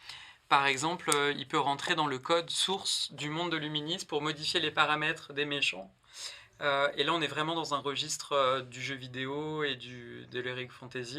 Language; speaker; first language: French; native; French